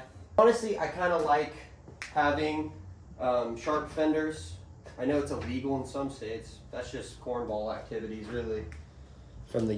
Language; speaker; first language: English; native; English